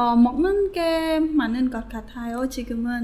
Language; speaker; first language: Korean; non-native, learner; Khmer